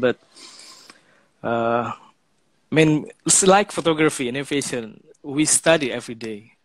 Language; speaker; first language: English; non-native, fluent; Indonesian